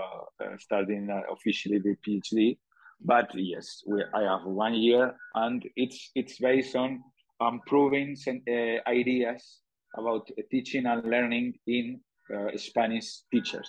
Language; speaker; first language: English; non-native, fluent; Spanish